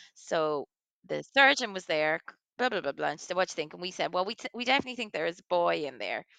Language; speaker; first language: English; native; English